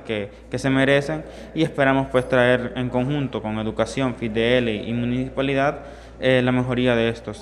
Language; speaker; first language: Spanish; native; Spanish